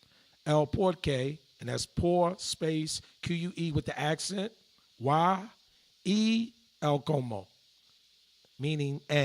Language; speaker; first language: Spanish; non-native, learner; English